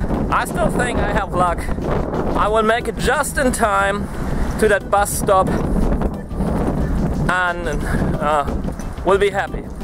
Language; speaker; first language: English; non-native, fluent; German